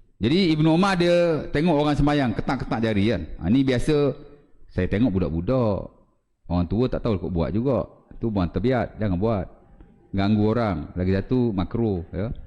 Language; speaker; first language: Malay; native; Malay